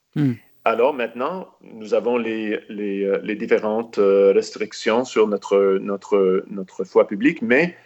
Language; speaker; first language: French; non-native, local second language; English